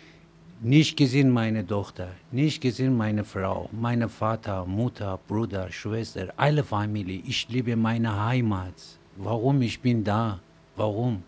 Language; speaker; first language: German; non-native, learner; Persian